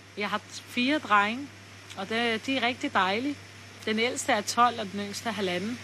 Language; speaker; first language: Danish; early bilingual, other home language; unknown